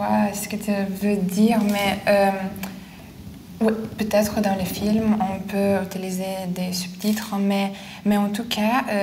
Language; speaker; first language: French; non-native, fluent; Lithuanian